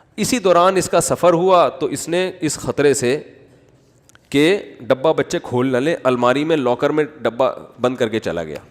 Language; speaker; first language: Urdu; native; Urdu